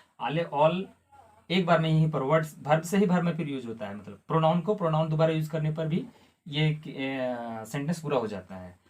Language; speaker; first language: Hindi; non-native, local second language; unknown